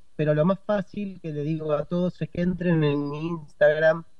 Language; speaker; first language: Spanish; native; Spanish